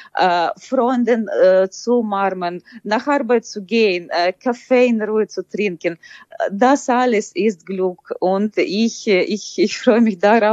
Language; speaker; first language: German; non-native, fluent; Ukrainian